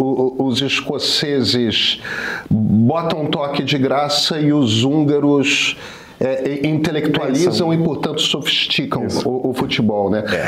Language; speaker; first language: Portuguese; native; Portuguese